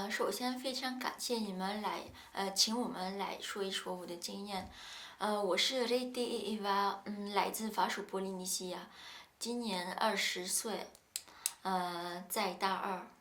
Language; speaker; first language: Chinese; non-native, fluent; French